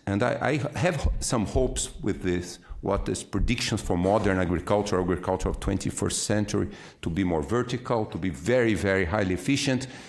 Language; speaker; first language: English; non-native, fluent; Portuguese